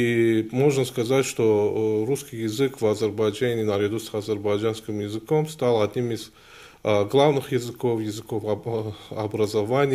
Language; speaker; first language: Russian; non-native, local second language; Azerbaijani